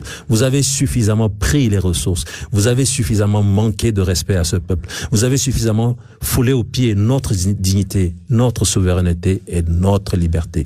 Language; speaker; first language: French; non-native, local second language; Ewe